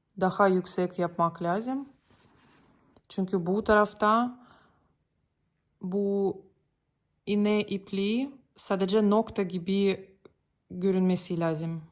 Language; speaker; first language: Turkish; non-native, learner; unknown